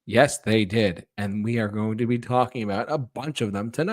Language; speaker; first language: English; native; English